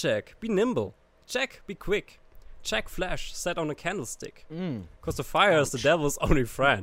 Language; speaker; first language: English; non-native, fluent; German